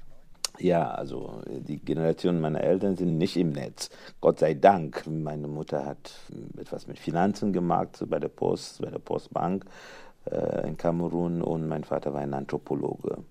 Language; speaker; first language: German; non-native, fluent; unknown